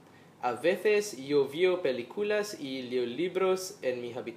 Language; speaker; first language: Spanish; non-native, learner; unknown